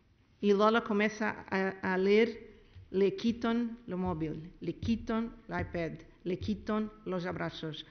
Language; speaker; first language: Spanish; non-native, learner; Portuguese